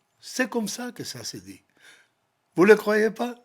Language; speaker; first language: French; non-native, learner; Spanish